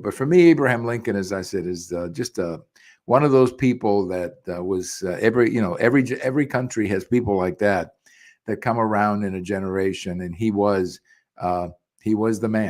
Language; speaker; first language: English; early bilingual, other home language; Spanish